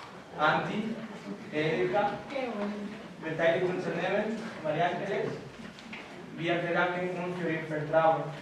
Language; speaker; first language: German; non-native, learner; Spanish